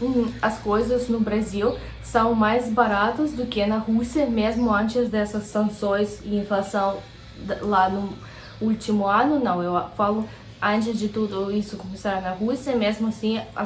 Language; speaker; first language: Portuguese; non-native, fluent; Russian